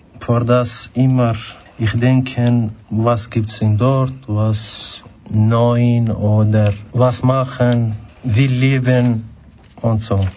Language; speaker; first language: German; non-native, learner; Kurdish